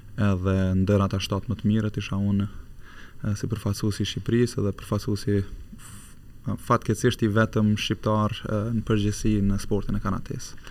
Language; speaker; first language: Albanian; native; Albanian